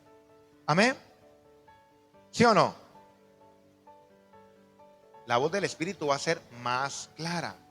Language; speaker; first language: Spanish; native; Spanish